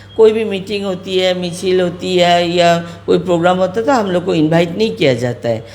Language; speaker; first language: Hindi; native; Hindi